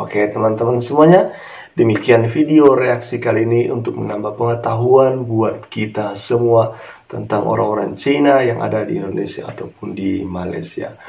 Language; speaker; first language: Indonesian; native; Indonesian